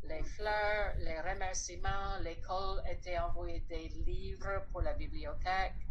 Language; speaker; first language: French; non-native, fluent; English